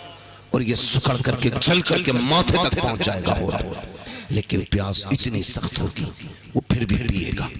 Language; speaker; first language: Hindi; native; Hindi